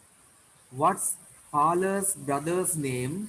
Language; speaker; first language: English; non-native, local second language; Sinhala